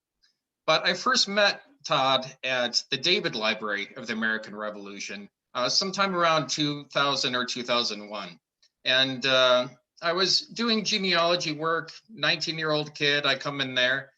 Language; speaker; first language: English; native; English